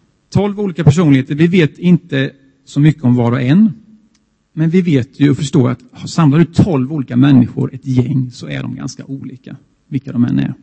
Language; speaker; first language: Swedish; native; Swedish